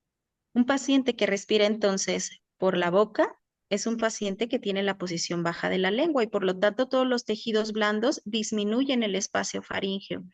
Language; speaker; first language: Spanish; native; Spanish